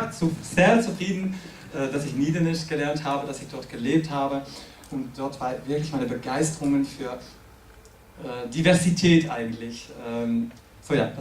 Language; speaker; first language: German; non-native, fluent; French